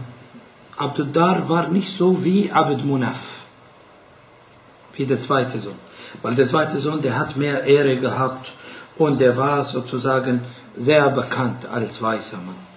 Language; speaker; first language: German; non-native, fluent; Arabic